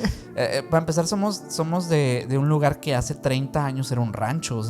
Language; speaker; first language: Spanish; native; Spanish